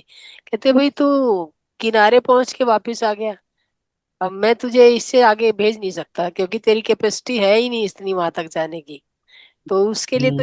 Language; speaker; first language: Hindi; native; Hindi